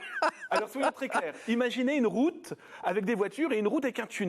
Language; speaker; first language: French; native; French